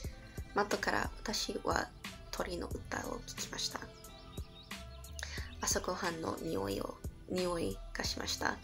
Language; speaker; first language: Japanese; non-native, learner; English